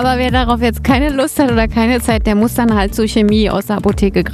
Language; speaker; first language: German; native; German